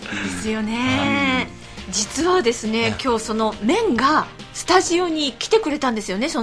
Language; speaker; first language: Japanese; native; Japanese